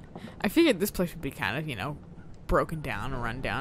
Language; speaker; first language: English; native; English